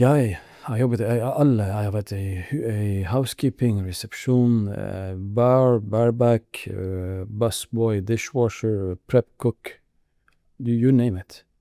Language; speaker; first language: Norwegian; non-native, learner; Arabic